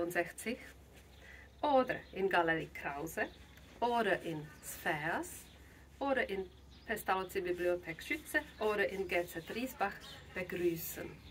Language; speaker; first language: German; non-native, fluent; Czech